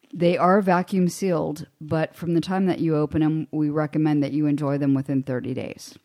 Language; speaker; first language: English; native; English